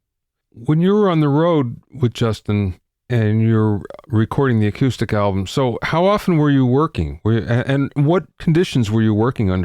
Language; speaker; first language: English; native; English